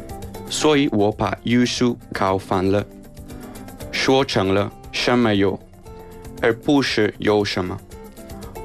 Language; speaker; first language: Chinese; non-native, fluent; Spanish